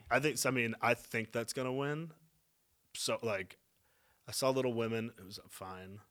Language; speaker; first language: English; native; English